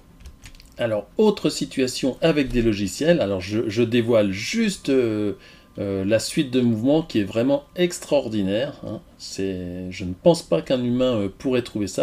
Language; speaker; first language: French; native; French